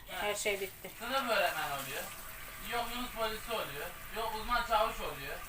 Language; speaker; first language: Turkish; native; Turkish